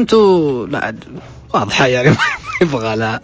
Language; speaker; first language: Arabic; native; Arabic